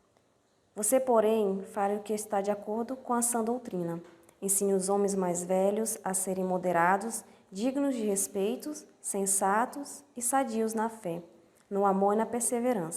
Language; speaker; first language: Portuguese; native; Portuguese